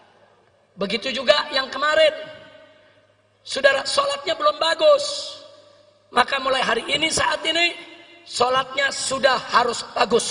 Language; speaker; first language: Indonesian; native; Indonesian